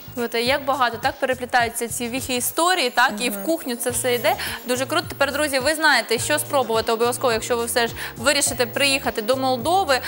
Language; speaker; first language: Ukrainian; native; Ukrainian